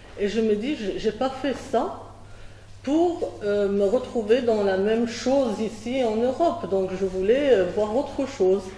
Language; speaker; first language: French; non-native, local second language; Arabic